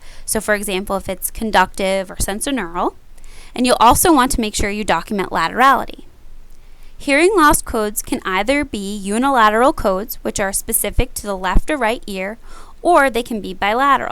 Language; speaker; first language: English; native; English